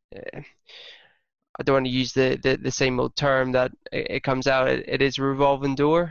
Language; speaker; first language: English; native; English